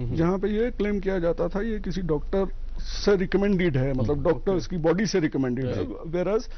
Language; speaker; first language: Hindi; native; Hindi